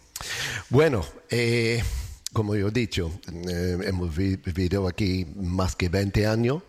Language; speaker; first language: Spanish; non-native, learner; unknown